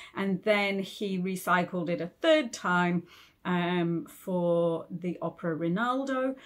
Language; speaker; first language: English; native; English